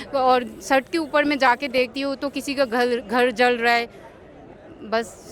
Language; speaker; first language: Hindi; non-native, local second language; Manipuri